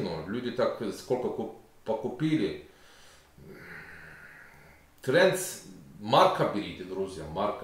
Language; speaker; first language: Russian; non-native, learner; Turkish